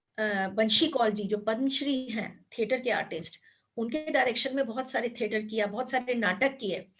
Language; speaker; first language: Hindi; native; Hindi